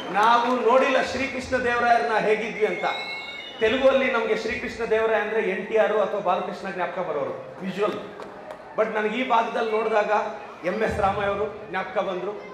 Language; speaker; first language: Kannada; non-native, local second language; Telugu